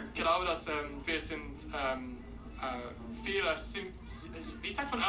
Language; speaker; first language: German; non-native, learner; English